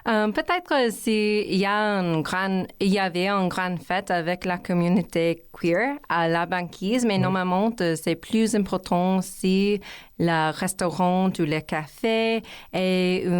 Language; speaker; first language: French; non-native, learner; English